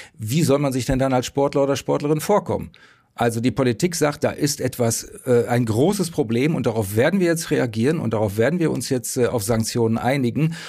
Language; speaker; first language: German; native; German